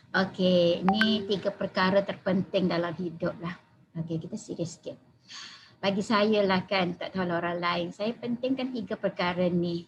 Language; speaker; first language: Malay; native; Malay